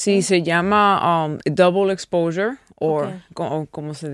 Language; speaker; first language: Spanish; early bilingual, heritage; English